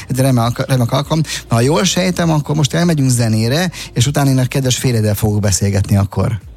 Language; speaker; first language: Hungarian; native; Hungarian